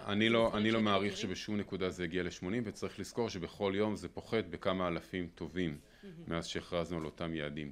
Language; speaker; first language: Hebrew; native; Hebrew